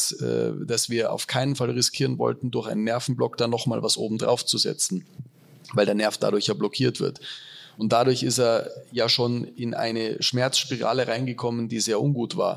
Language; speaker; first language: German; native; German